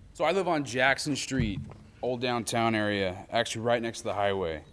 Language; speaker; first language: English; native; English